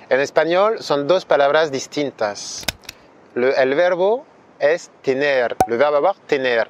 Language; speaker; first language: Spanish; non-native, fluent; French